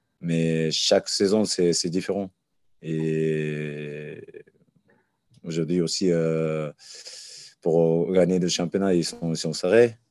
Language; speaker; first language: French; non-native, learner; Japanese